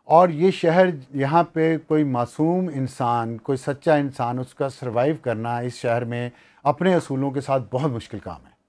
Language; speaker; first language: Urdu; non-native, local second language; Punjabi